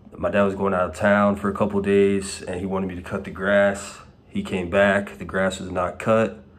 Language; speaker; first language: English; native; English